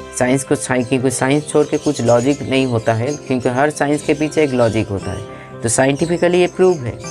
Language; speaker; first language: Hindi; non-native, local second language; Bangla